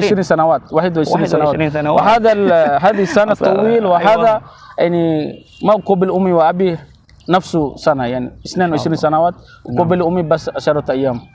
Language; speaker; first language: Arabic; non-native, learner; Indonesian